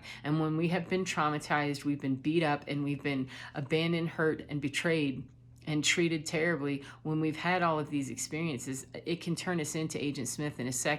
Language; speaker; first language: English; native; English